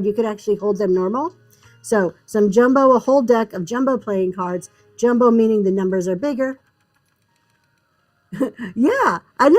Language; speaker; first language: English; native; English